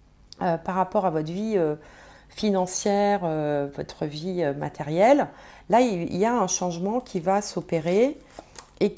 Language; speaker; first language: French; native; French